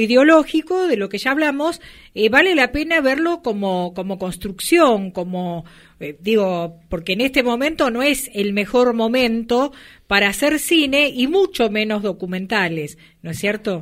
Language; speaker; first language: Spanish; native; Spanish